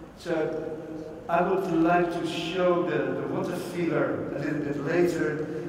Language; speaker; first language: English; non-native, fluent; Dutch